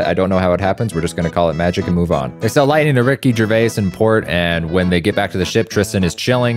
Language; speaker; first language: English; native; English